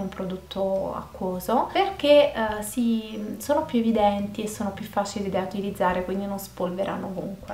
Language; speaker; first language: Italian; native; Italian